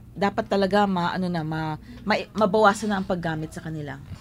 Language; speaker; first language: Filipino; native; Filipino